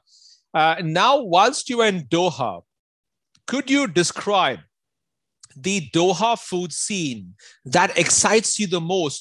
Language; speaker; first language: English; non-native, local second language; Punjabi